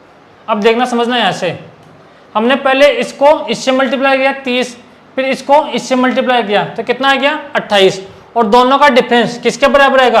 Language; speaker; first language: Hindi; native; Hindi